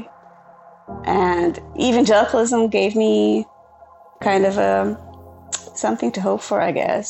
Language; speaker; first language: English; non-native, fluent; Hungarian